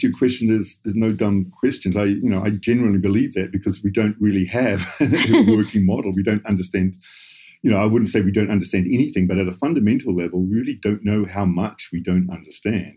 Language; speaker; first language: English; native; English